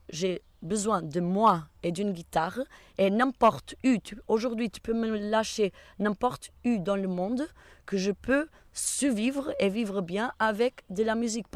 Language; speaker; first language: French; non-native, fluent; Portuguese